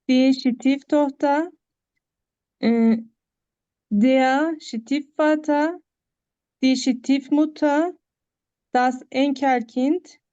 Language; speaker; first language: German; non-native, learner; Turkish